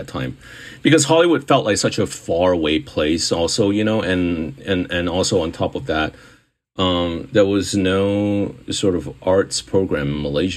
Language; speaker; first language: English; non-native, local second language; Cantonese